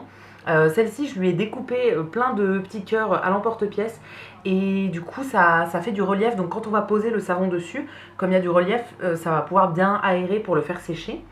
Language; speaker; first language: French; native; French